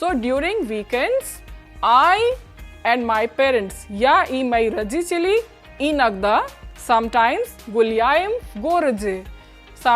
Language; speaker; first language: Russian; non-native, fluent; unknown